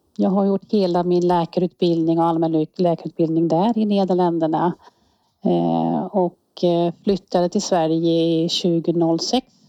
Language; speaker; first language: Swedish; non-native, fluent; Dutch